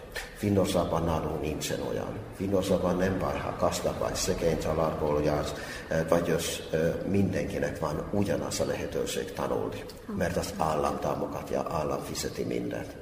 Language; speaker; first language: Hungarian; non-native, fluent; Finnish